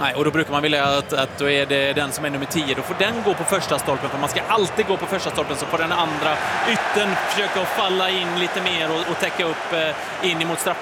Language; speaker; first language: Swedish; native; Swedish